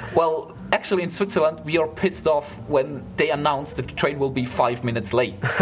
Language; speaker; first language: English; non-native, fluent; German